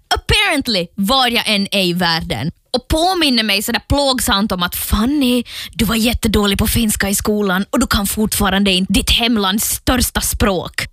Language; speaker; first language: Swedish; native; Swedish